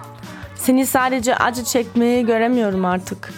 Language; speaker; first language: Turkish; early bilingual, heritage; German